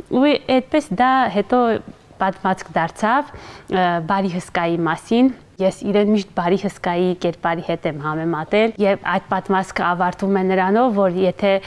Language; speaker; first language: Armenian; native; Armenian